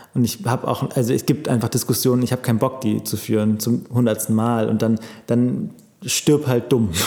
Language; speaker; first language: German; native; German